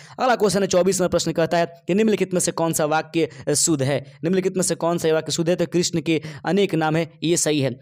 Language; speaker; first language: Hindi; native; Hindi